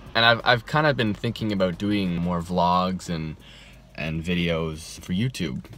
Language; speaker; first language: English; native; English